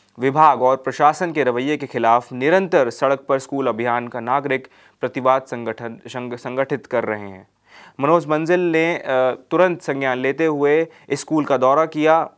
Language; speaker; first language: Hindi; native; Hindi